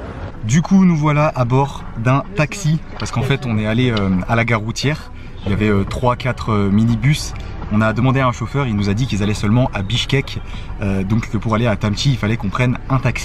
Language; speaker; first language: French; native; French